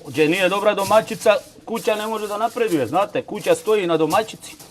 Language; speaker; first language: Bosnian; native; Bosnian